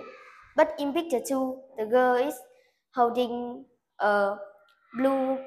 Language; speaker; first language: English; non-native, learner; Vietnamese